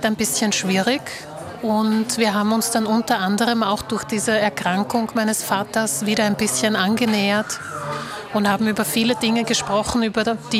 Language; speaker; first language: German; early bilingual, other home language; Slovak